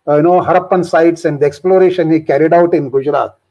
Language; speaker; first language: English; non-native, local second language; Kannada